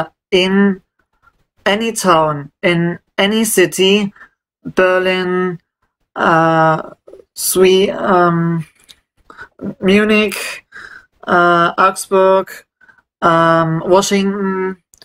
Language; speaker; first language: English; non-native, learner; German